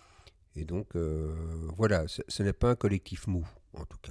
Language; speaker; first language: French; native; French